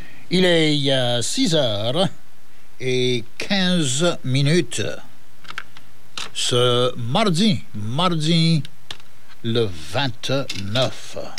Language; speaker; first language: French; native; French